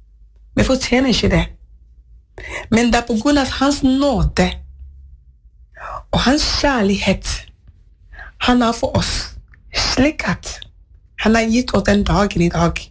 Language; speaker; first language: Norwegian; non-native, fluent; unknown